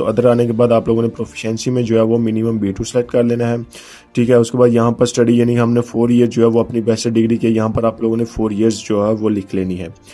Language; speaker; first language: Urdu; native; Urdu